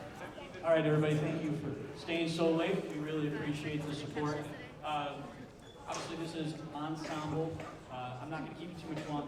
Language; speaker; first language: English; native; English